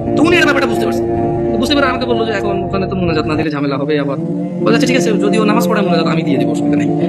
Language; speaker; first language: Bangla; early bilingual, heritage; Bangla